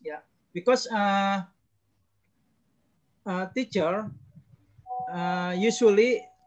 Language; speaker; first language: English; non-native, learner; Indonesian